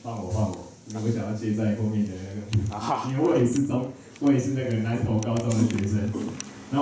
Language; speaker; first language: Chinese; native; Chinese